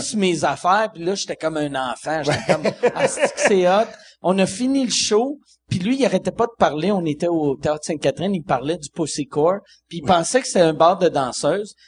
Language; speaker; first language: French; native; French